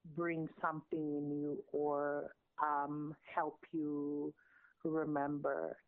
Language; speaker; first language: English; non-native, local second language; Filipino